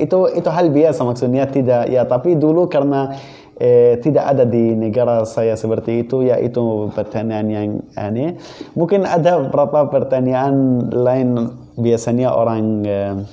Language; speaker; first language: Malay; non-native, fluent; Arabic